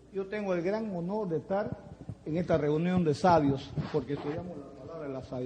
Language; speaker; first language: Spanish; native; Spanish